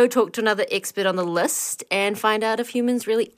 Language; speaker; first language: English; native; English